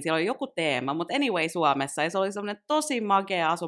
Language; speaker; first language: Finnish; native; Finnish